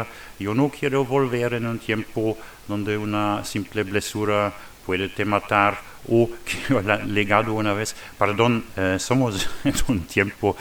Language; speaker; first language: Spanish; non-native, learner; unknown